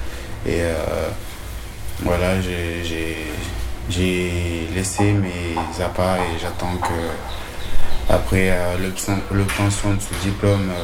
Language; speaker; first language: French; non-native, local second language; Comorian